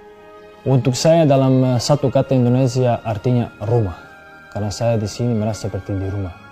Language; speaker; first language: Indonesian; non-native, fluent; Serbian